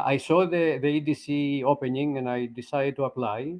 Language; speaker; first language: English; non-native, fluent; Greek